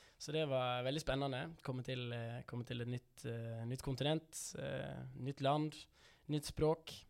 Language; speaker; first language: Norwegian; early bilingual, other home language; Dutch